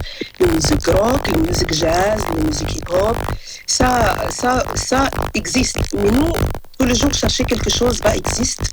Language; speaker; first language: French; non-native, learner; Arabic